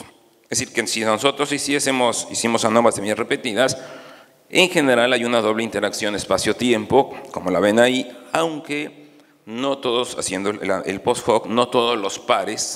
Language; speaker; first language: Spanish; native; Spanish